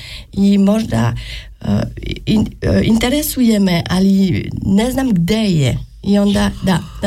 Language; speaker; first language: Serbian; non-native, learner; French